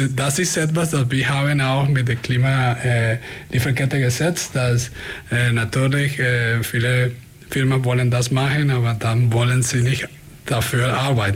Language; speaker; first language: German; non-native, fluent; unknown